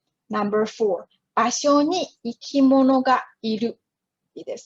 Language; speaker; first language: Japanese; non-native, fluent; Chinese